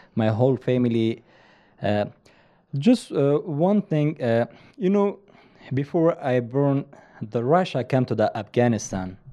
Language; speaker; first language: English; non-native, learner; Persian